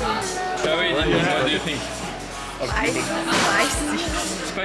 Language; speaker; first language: English; non-native, fluent; French